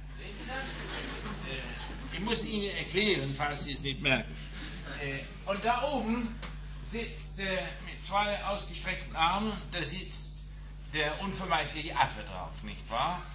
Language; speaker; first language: German; non-native, fluent; English